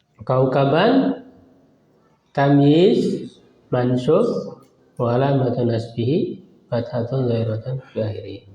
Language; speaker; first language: Arabic; non-native, fluent; Indonesian